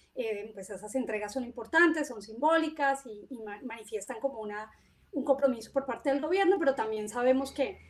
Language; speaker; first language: Spanish; native; Spanish